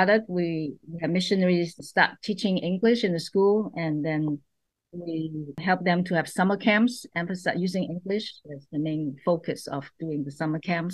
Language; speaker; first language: English; non-native, local second language; Cantonese